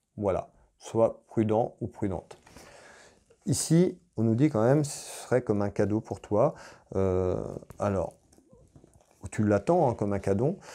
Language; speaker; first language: French; native; French